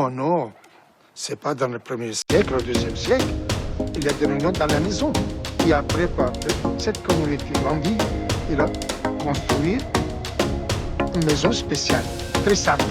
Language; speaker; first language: French; non-native, fluent; Assyrian Neo-Aramaic